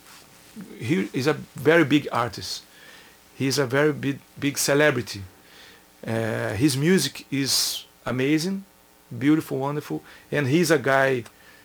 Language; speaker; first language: English; non-native, learner; Portuguese